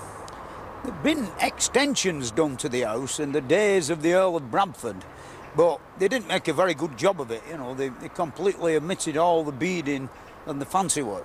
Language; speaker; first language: English; native; English